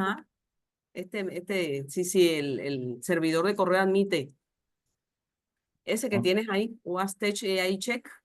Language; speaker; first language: Spanish; native; Spanish